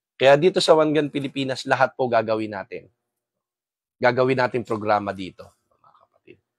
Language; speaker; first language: Filipino; non-native, local second language; Waray